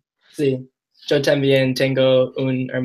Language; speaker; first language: Spanish; non-native, learner; English